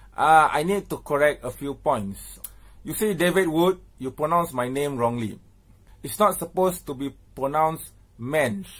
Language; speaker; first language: English; non-native, local second language; Malay